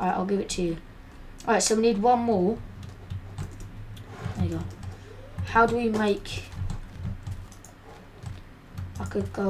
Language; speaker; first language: English; native; English